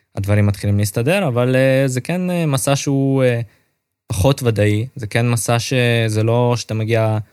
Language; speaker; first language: Hebrew; non-native, fluent; Russian